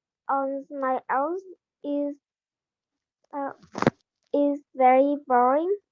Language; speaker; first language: English; non-native, learner; Vietnamese